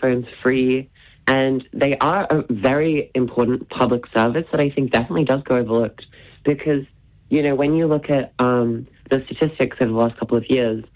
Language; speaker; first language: English; native; English